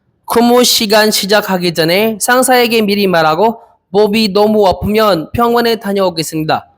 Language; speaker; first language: Korean; non-native, learner; Filipino